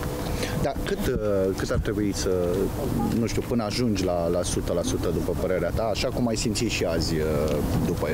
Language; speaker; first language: Romanian; native; Romanian